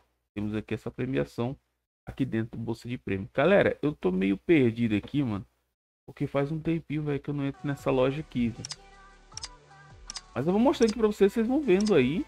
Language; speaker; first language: Portuguese; native; Portuguese